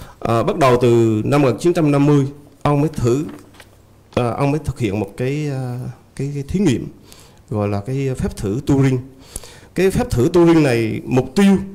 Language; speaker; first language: Vietnamese; native; Vietnamese